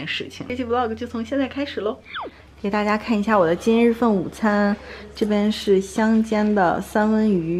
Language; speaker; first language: Chinese; native; Chinese